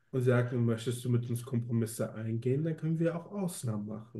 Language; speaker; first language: German; native; German